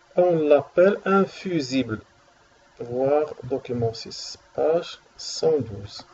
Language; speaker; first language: French; non-native, local second language; Arabic